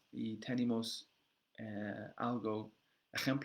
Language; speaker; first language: Spanish; non-native, learner; English